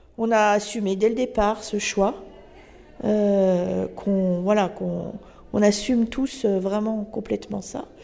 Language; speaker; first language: French; native; French